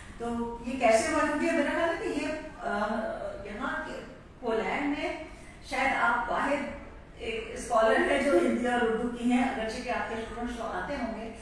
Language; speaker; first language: Urdu; native; Urdu